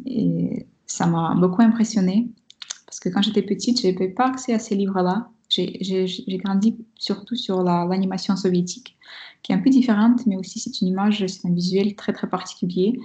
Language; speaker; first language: French; non-native, fluent; Russian